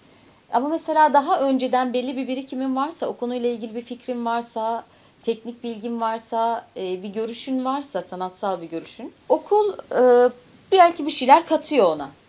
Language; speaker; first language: Turkish; native; Turkish